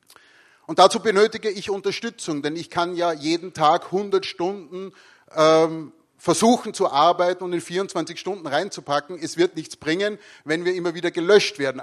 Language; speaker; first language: German; native; German